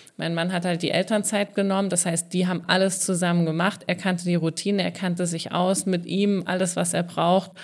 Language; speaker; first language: German; native; German